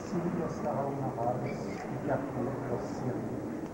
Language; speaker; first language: Spanish; non-native, learner; French